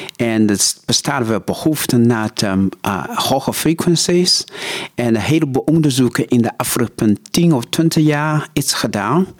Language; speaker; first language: Dutch; non-native, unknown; Chinese